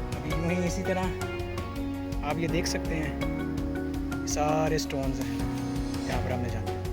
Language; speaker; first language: Urdu; non-native, local second language; Punjabi